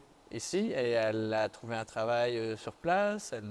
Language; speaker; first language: French; native; French